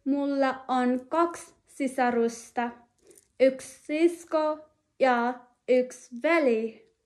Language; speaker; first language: Finnish; non-native, learner; Nepali